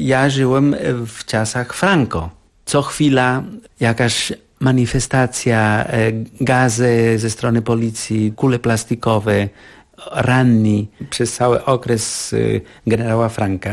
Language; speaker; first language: Polish; non-native, fluent; Catalan